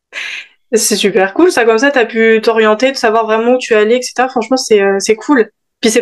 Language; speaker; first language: French; native; French